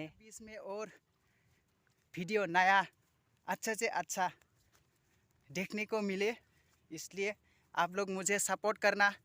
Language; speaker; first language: Hindi; non-native, local second language; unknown